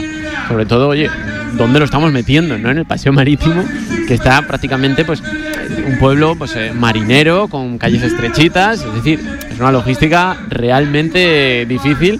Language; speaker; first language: Spanish; native; Spanish